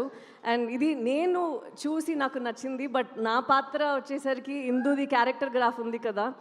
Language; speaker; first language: Telugu; non-native, local second language; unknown